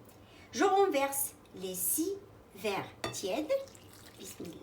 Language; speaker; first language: French; non-native, local second language; Arabic